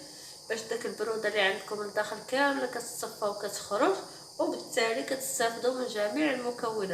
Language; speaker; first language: Arabic; native; Arabic